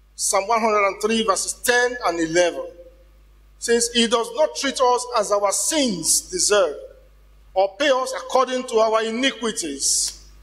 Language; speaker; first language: English; non-native, local second language; Yoruba